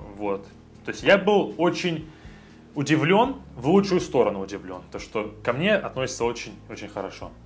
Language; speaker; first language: Russian; native; Russian